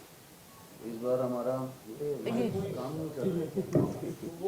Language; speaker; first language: Hindi; non-native, fluent; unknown